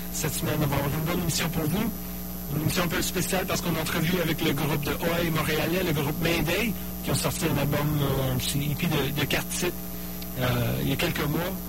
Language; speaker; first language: French; native; French